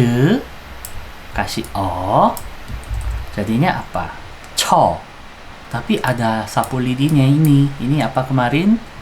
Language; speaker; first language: Indonesian; non-native, fluent; Korean